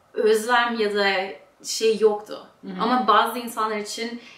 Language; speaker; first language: Turkish; early bilingual, heritage; Turkish